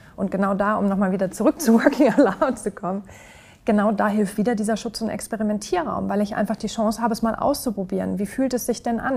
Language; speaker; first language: German; native; German